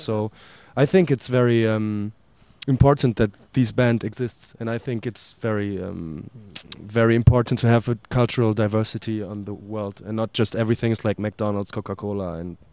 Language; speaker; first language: English; non-native, fluent; German